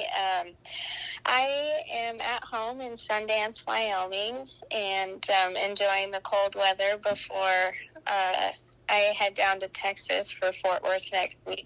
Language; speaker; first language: English; native; English